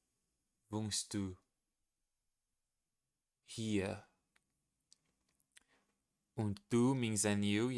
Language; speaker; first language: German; non-native, learner; Portuguese